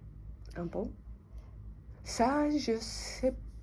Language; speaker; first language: French; non-native, fluent; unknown